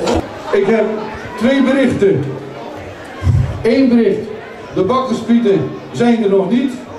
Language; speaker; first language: Dutch; native; Dutch